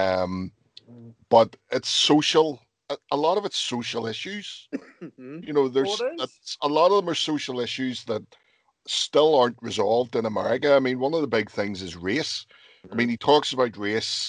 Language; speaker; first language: English; native; English